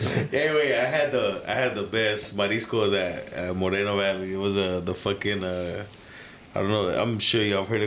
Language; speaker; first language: English; early bilingual, other home language; Spanish